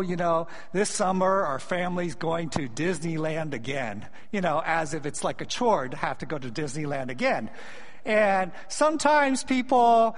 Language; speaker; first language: English; native; English